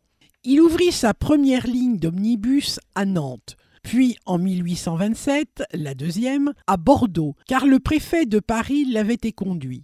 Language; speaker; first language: French; native; French